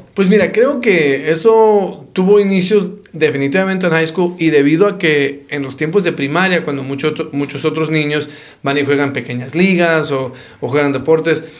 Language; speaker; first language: Spanish; early bilingual, heritage; Spanish